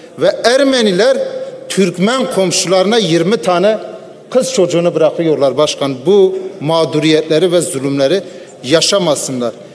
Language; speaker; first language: Turkish; non-native, local second language; Kurdish